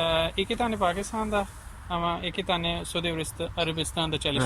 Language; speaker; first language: Turkish; non-native, learner; Urdu